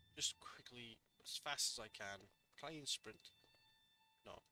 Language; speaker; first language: English; native; English